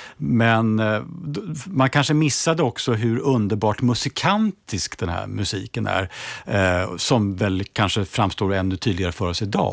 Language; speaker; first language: Swedish; native; Swedish